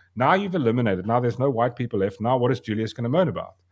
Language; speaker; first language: English; native; English